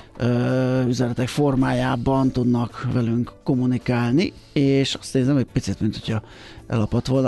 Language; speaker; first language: Hungarian; native; Hungarian